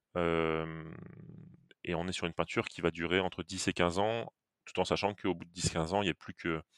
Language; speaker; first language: French; native; French